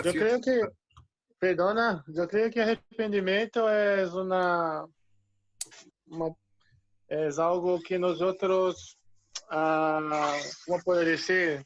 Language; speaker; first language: Spanish; non-native, fluent; Portuguese